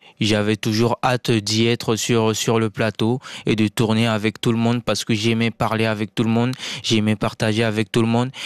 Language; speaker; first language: French; non-native, local second language; Sango